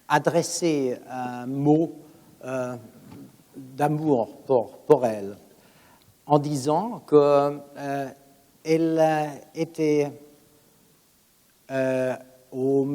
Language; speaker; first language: French; non-native, fluent; German